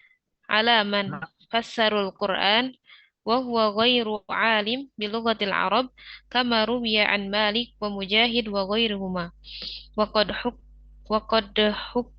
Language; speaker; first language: Arabic; non-native, learner; Indonesian